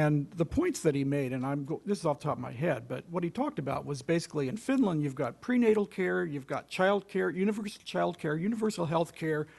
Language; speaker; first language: English; native; English